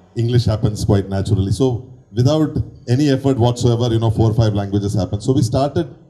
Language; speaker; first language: English; non-native, local second language; Tamil